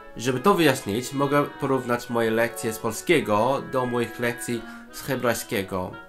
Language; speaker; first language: Polish; non-native, fluent; Cantonese